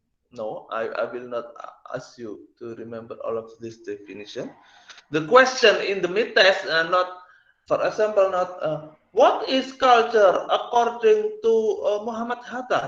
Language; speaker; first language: English; non-native, learner; Indonesian